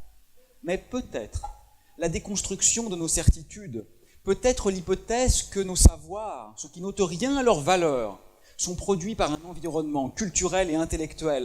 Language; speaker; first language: French; native; French